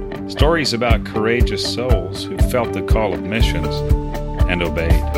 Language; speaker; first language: English; native; English